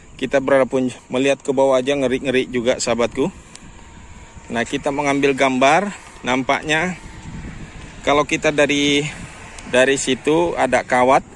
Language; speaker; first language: Indonesian; native; Indonesian